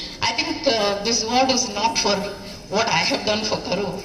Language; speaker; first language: English; non-native, local second language; Tamil